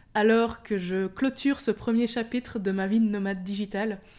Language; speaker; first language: French; native; French